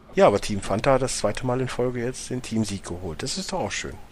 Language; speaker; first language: German; native; German